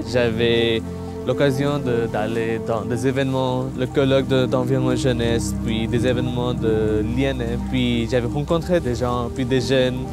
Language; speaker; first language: French; non-native, learner; Bangla